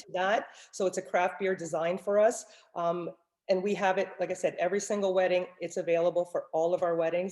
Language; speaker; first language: English; native; English